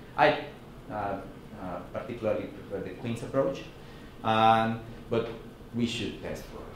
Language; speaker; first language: English; non-native, fluent; Spanish